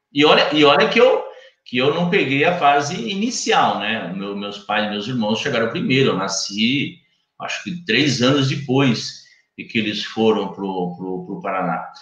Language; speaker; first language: Portuguese; native; Portuguese